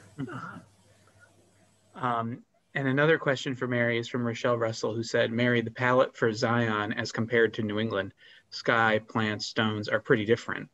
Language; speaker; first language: English; native; English